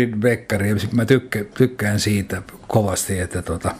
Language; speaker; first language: Finnish; native; Finnish